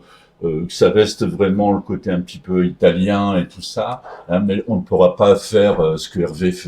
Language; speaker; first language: French; native; French